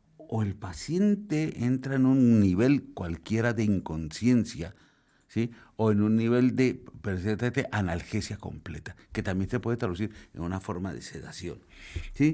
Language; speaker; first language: Spanish; native; Spanish